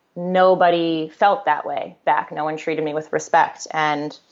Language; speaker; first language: English; native; English